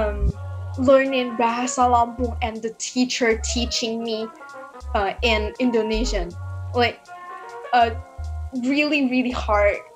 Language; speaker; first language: English; early bilingual, other home language; Indonesian